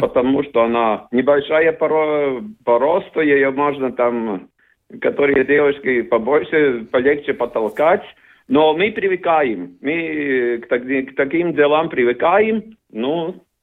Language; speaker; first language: Russian; non-native, learner; Latvian